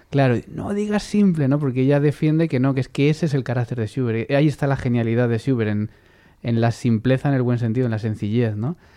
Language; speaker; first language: Spanish; native; Spanish